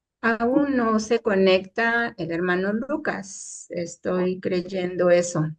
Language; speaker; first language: Spanish; native; Spanish